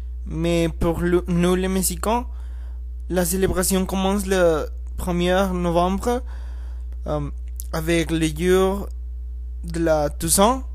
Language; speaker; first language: French; non-native, learner; Spanish